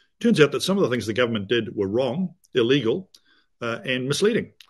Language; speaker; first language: English; native; English